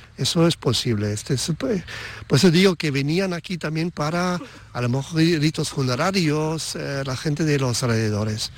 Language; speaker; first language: Spanish; non-native, fluent; German